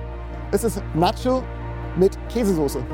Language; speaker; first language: German; native; German